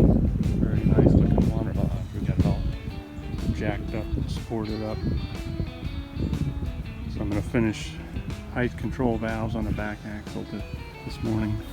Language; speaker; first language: English; native; English